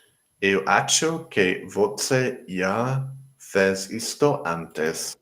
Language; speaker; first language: Portuguese; non-native, learner; English